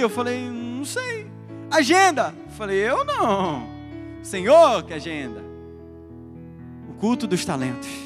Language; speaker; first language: Portuguese; native; Portuguese